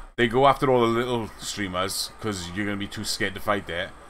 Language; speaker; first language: English; native; English